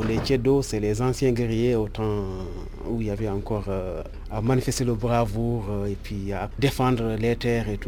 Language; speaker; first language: French; non-native, local second language; Fula